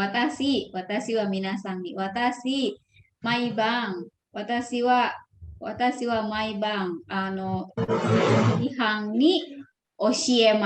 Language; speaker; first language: Japanese; non-native, fluent; Indonesian